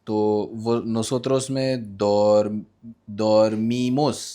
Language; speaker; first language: Spanish; non-native, learner; Hindi